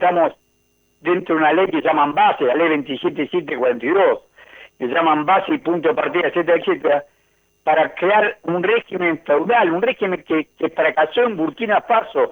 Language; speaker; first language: Spanish; native; Spanish